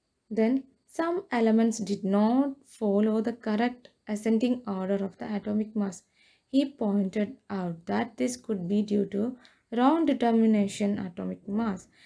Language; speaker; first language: English; non-native, local second language; Malayalam